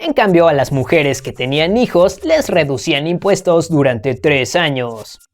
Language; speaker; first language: Spanish; native; Spanish